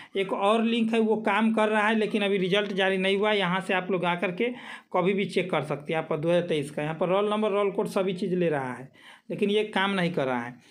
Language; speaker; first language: Hindi; native; Hindi